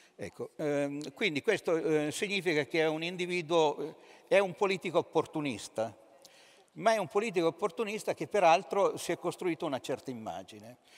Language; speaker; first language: Italian; native; Italian